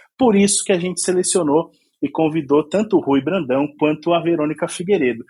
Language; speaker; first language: Portuguese; native; Portuguese